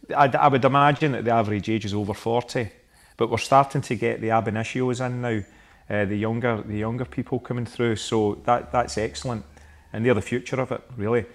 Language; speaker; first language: English; native; English